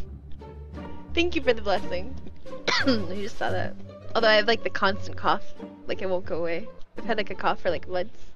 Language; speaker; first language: English; native; English